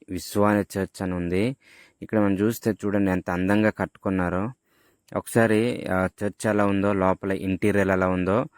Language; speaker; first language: Telugu; native; Telugu